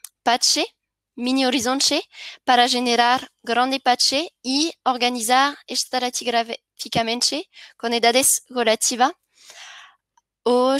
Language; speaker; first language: Spanish; non-native, learner; French